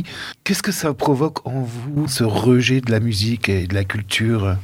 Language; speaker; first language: French; native; French